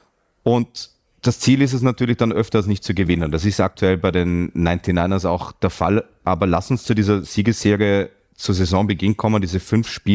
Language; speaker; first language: German; native; German